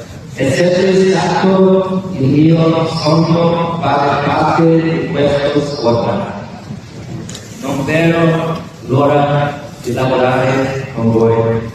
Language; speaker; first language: Italian; non-native, learner; English